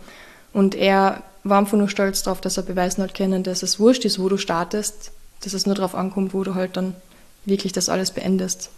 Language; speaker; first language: German; native; German